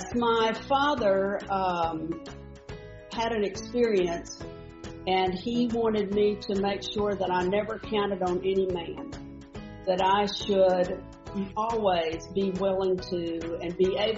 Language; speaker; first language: English; native; English